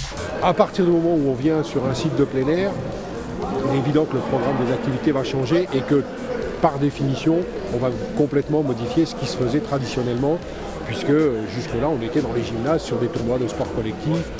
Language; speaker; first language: French; native; French